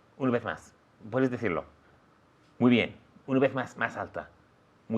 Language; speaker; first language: Spanish; non-native, fluent; English